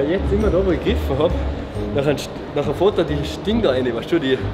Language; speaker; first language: German; native; German